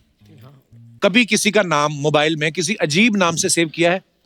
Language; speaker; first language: Hindi; native; Hindi